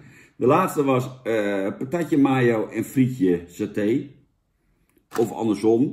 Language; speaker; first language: Dutch; native; Dutch